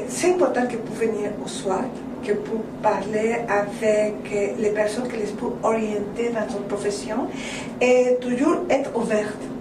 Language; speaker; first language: French; non-native, learner; Spanish